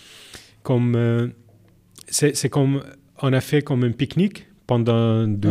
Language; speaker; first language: French; non-native, learner; Arabic